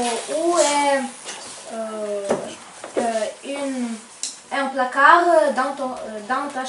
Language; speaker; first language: French; non-native, learner; Ukrainian